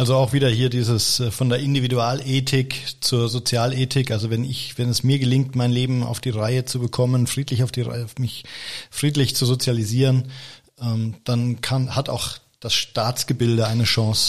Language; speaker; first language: German; native; German